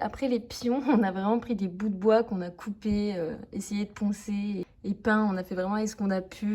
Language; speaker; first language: French; native; French